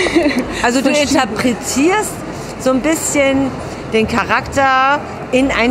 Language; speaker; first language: German; native; German